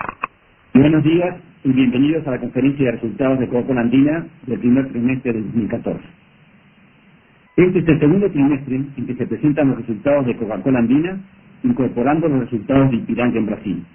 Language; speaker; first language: Spanish; native; Spanish